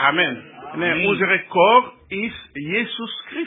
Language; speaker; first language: German; non-native, learner; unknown